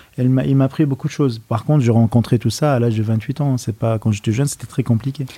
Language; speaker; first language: French; non-native, fluent; Arabic